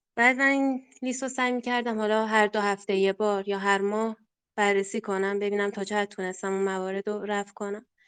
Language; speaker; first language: Persian; non-native, local second language; Azerbaijani